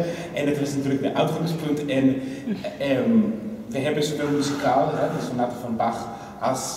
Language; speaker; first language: Dutch; non-native, fluent; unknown